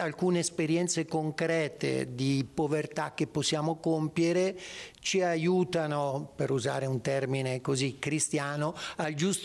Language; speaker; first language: Italian; native; Italian